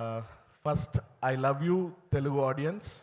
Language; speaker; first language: Telugu; non-native, learner; Tamil